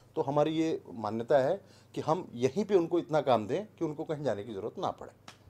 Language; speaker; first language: Hindi; native; Hindi